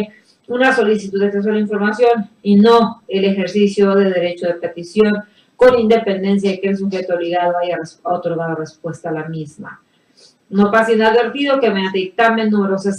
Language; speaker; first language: Spanish; native; Spanish